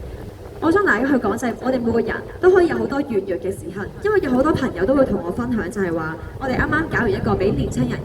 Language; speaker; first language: Cantonese; native; Cantonese